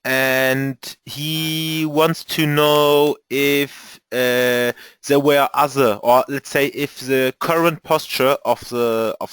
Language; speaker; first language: English; non-native, fluent; German